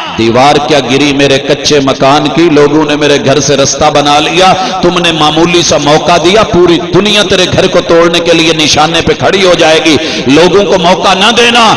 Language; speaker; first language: Urdu; non-native, local second language; Punjabi